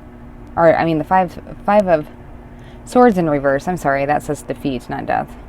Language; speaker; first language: English; native; English